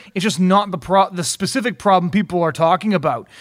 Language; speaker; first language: English; native; English